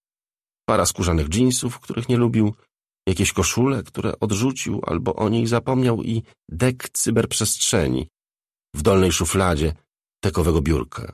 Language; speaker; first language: Polish; native; Polish